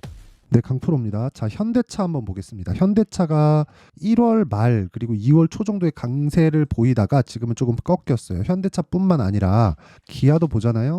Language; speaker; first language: Korean; native; Korean